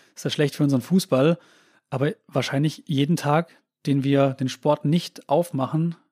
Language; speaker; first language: German; native; German